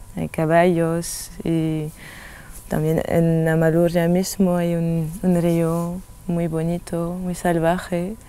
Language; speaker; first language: Spanish; non-native, fluent; French